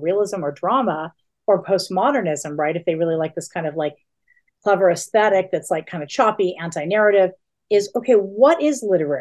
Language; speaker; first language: English; native; English